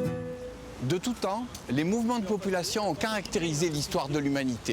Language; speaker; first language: French; native; French